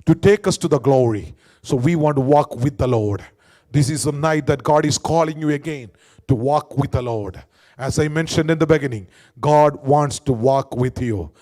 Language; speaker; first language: English; non-native, local second language; Malayalam